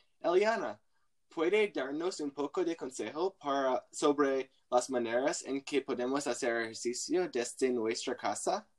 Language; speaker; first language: Spanish; non-native, learner; English